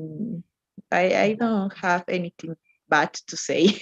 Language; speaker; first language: English; non-native, learner; Spanish